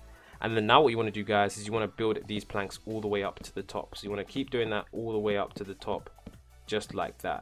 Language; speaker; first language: English; native; English